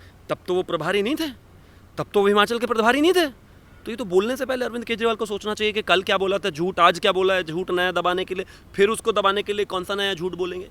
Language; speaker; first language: Hindi; native; Hindi